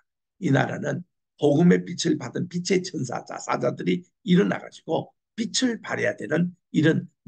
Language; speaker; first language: Korean; native; Korean